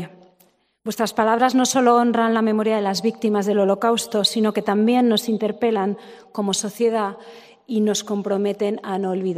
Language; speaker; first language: Spanish; native; Spanish